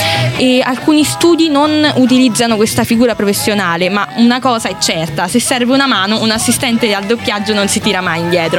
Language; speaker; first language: Italian; native; Italian